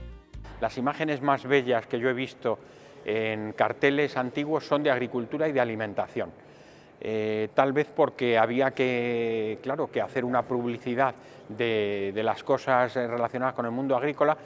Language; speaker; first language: Spanish; native; Spanish